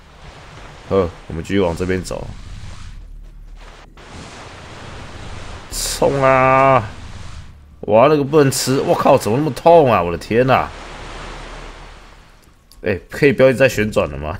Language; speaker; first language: Chinese; native; Chinese